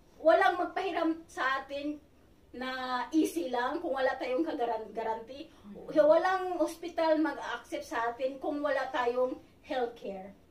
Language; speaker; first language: Filipino; native; Filipino